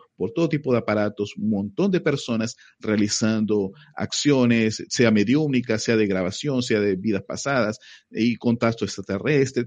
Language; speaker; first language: Spanish; native; Spanish